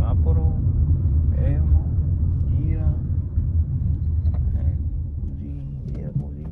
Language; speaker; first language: Italian; non-native, learner; Filipino